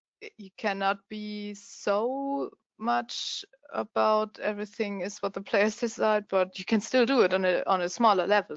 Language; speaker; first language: English; non-native, fluent; German